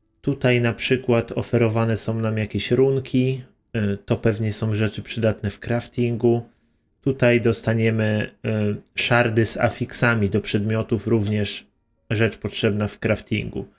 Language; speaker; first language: Polish; native; Polish